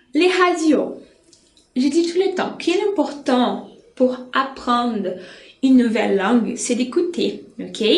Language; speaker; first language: French; non-native, fluent; Portuguese